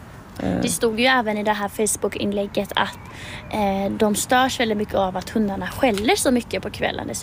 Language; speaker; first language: Swedish; native; Swedish